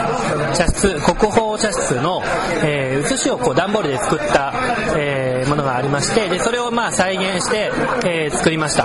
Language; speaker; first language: Japanese; native; Japanese